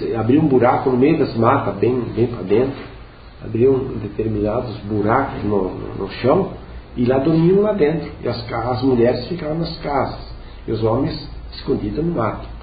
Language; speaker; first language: Portuguese; non-native, local second language; Venetian